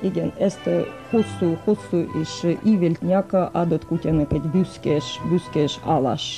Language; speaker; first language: Hungarian; non-native, fluent; Russian